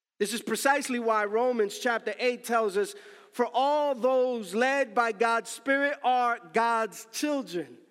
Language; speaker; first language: English; early bilingual, other home language; Spanish